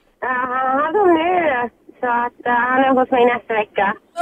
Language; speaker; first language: Swedish; non-native, fluent; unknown